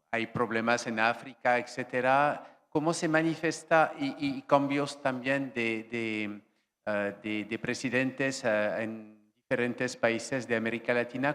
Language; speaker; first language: Spanish; non-native, fluent; French